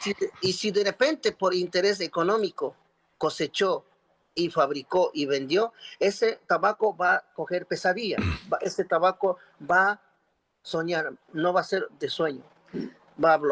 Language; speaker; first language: Spanish; non-native, local second language; Quechua